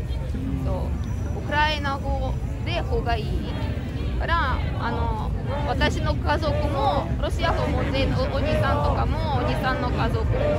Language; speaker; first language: Japanese; non-native, learner; Russian